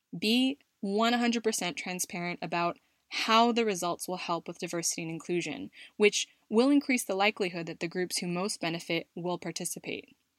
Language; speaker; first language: English; native; English